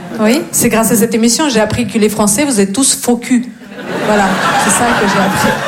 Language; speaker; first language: French; non-native, fluent; Russian